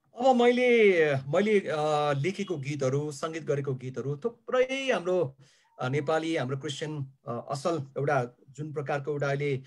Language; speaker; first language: Nepali; non-native, local second language; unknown